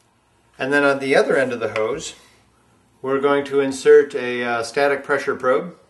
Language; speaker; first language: English; native; English